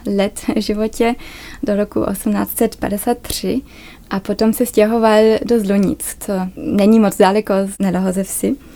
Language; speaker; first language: Czech; early bilingual, other home language; German